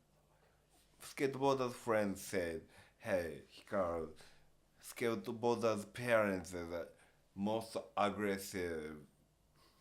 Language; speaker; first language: English; non-native, learner; Japanese